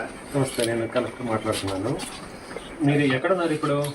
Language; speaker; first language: Telugu; native; Telugu